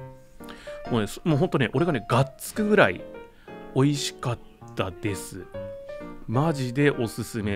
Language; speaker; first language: Japanese; native; Japanese